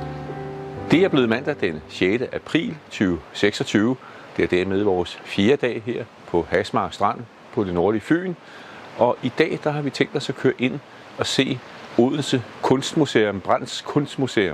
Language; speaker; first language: Danish; native; Danish